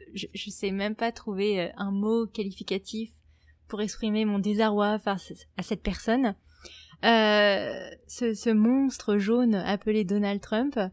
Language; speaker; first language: French; native; French